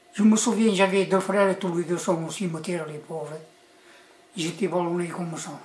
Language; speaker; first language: French; early bilingual, other home language; Spanish